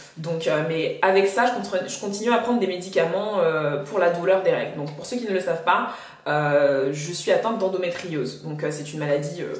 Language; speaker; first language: French; native; French